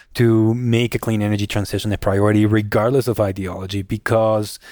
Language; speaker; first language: English; non-native, fluent; Spanish